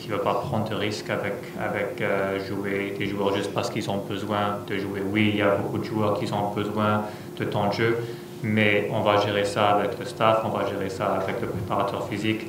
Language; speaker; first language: French; non-native, fluent; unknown